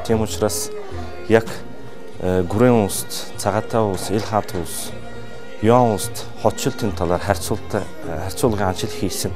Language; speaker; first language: Mongolian; non-native, fluent; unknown